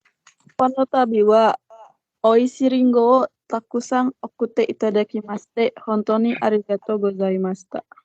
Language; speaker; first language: Japanese; non-native, learner; Indonesian